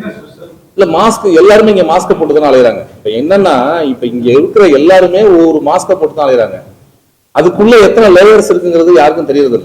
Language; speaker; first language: Tamil; native; Tamil